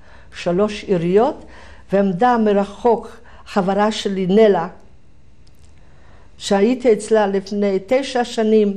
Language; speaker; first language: Hebrew; non-native, fluent; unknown